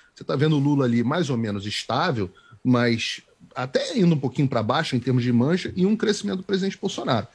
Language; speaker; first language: Portuguese; native; Portuguese